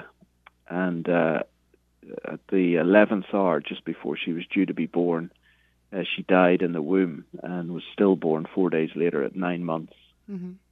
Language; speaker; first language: English; native; English